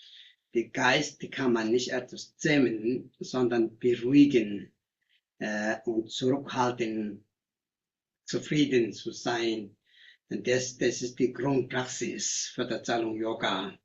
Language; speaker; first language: German; non-native, learner; Tibetan